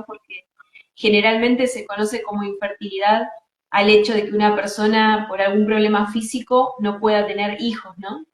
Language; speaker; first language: Spanish; native; Spanish